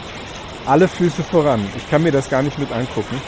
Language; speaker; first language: German; native; German